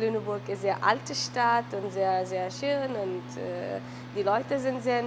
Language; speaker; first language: German; non-native, learner; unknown